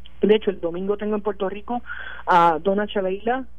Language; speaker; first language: Spanish; native; Spanish